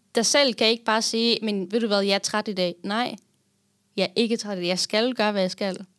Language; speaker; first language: Danish; non-native, fluent; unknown